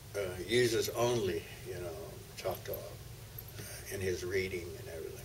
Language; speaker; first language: English; early bilingual, other home language; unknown